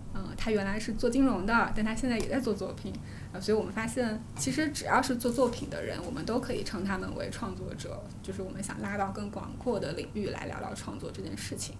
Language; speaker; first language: Chinese; native; Chinese